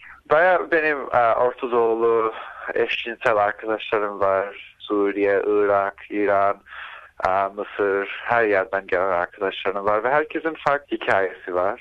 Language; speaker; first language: Turkish; early bilingual, heritage; Turkish